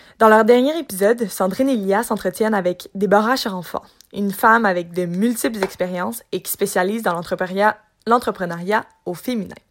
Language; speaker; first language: French; native; French